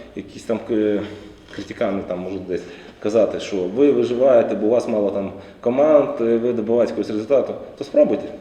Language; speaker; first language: Ukrainian; native; Ukrainian